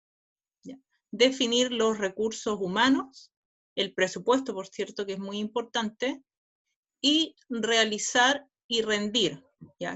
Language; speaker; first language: Spanish; native; Spanish